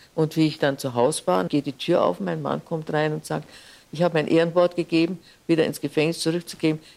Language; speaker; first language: German; native; German